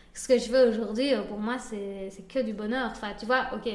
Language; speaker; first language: French; early bilingual, other home language; Spanish